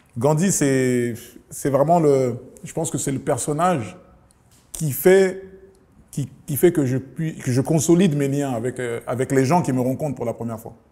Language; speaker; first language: French; early bilingual, other home language; Lingala